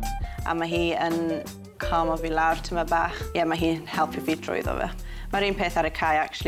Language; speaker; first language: Welsh; non-native, local second language; English